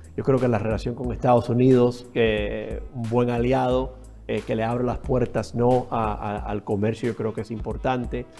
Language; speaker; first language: Spanish; early bilingual, heritage; Spanish